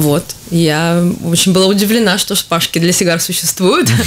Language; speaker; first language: Russian; native; Russian